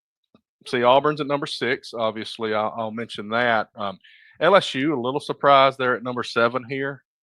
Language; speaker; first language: English; native; English